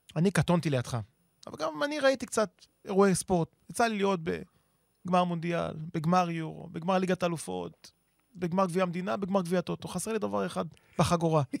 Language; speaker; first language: Hebrew; native; Hebrew